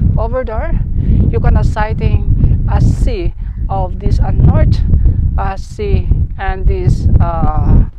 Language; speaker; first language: English; non-native, learner; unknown